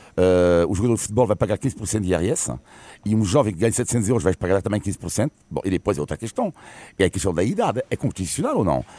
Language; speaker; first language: Portuguese; non-native, fluent; French